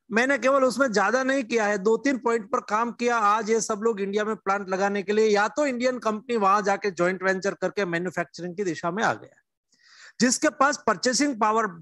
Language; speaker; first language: Hindi; non-native, local second language; Gujarati